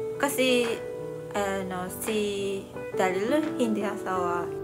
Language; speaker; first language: Filipino; non-native, learner; Japanese